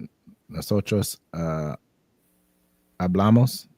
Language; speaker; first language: Spanish; non-native, learner; English